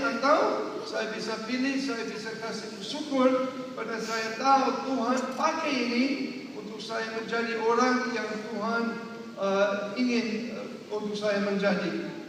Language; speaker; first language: Indonesian; non-native, learner; English